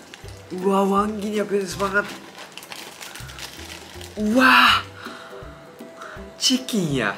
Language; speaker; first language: Indonesian; non-native, learner; Japanese